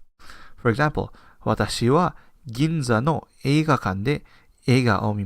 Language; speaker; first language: Japanese; non-native, fluent; English